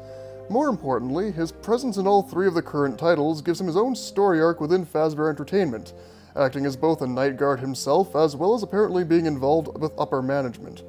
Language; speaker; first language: English; native; English